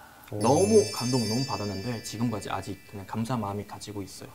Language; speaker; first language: Korean; non-native, fluent; Chinese